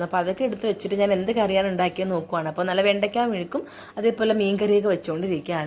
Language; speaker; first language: Malayalam; native; Malayalam